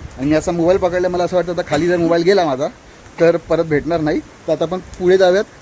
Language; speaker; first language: Marathi; non-native, local second language; Hindi